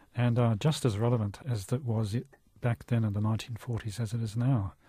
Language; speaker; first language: English; native; English